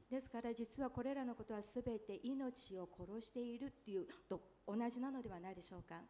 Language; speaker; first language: Japanese; non-native, fluent; Chinese